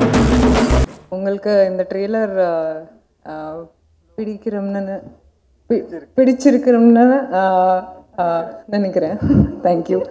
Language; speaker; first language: Tamil; non-native, learner; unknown